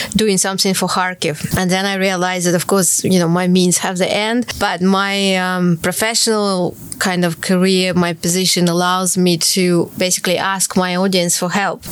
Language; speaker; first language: English; non-native, fluent; Ukrainian